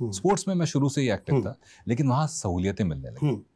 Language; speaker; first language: Hindi; native; Hindi